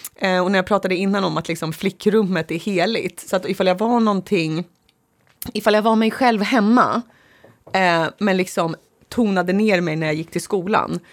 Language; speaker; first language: Swedish; early bilingual, other home language; Finnish